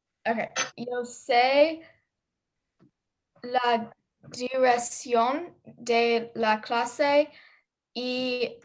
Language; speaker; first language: Spanish; non-native, learner; English